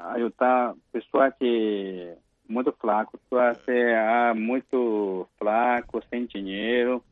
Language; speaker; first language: Portuguese; non-native, learner; Chinese